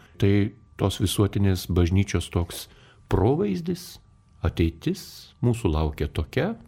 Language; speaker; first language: Lithuanian; native; Lithuanian